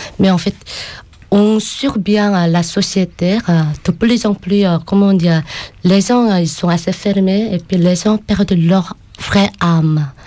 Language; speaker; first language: French; non-native, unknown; Korean